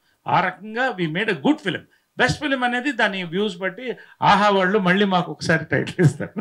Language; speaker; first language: Telugu; native; Telugu